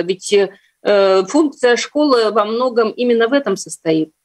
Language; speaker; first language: Russian; native; Russian